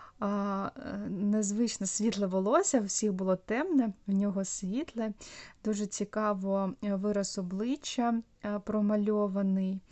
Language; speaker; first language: Ukrainian; non-native, local second language; Russian